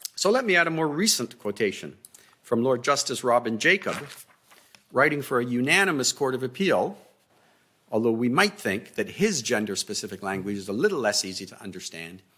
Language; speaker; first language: English; native; English